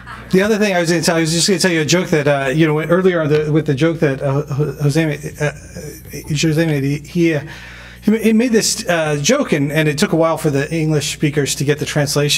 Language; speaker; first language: English; native; English